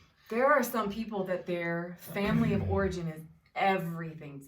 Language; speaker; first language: English; native; English